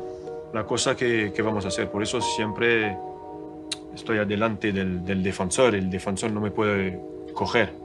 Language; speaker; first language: Spanish; non-native, learner; French